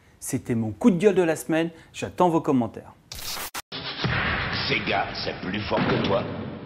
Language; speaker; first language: French; native; French